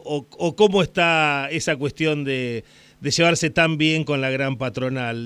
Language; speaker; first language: Spanish; native; Spanish